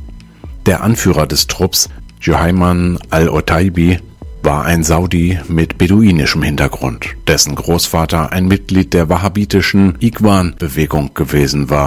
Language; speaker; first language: German; native; German